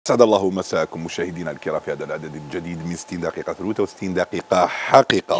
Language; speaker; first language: Arabic; native; Arabic